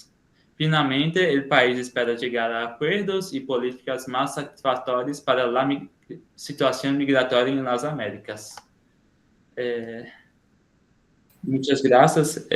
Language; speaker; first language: Spanish; non-native, learner; Portuguese